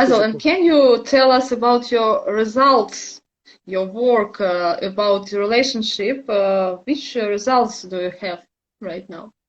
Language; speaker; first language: English; non-native, learner; Russian